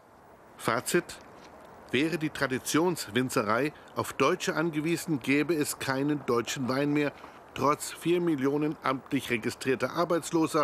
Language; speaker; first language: German; native; German